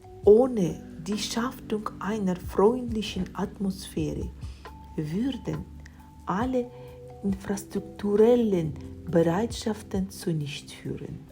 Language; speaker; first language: German; non-native, learner; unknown